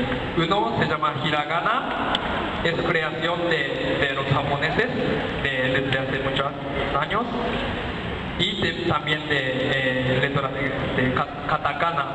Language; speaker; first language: Spanish; non-native, learner; Japanese